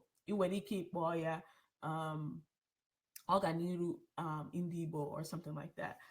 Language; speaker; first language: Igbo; early bilingual, heritage; English